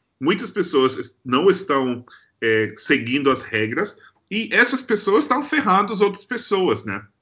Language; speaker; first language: Portuguese; non-native, fluent; English